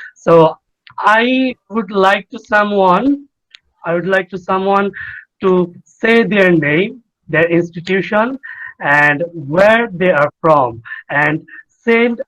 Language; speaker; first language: English; non-native, fluent; Bangla